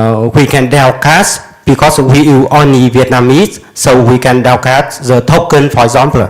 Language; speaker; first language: English; non-native, learner; Vietnamese